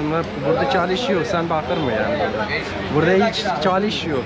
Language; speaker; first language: Turkish; non-native, learner; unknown